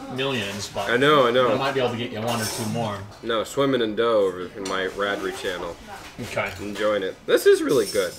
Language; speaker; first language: English; non-native, fluent; Japanese